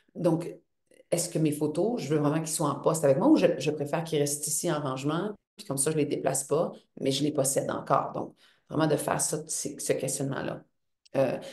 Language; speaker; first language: French; native; French